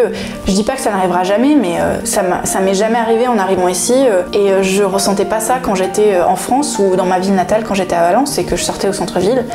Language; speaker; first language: French; native; French